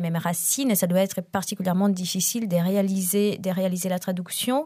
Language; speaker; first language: French; non-native, fluent; Italian